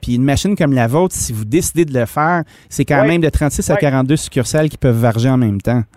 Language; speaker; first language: French; native; French